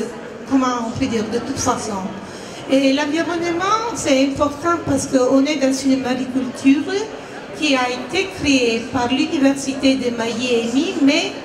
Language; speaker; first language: French; non-native, fluent; Italian